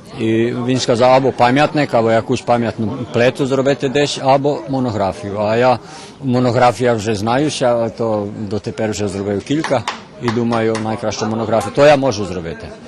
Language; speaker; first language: Ukrainian; early bilingual, heritage; Ukrainian